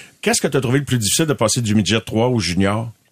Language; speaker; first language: French; native; French